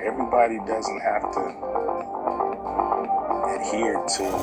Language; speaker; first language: English; native; English